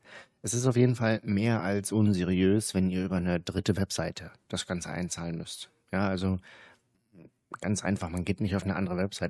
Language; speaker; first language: German; native; German